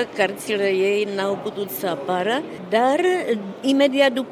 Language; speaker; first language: Romanian; non-native, fluent; Czech